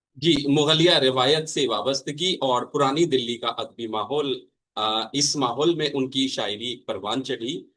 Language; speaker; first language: Urdu; native; Urdu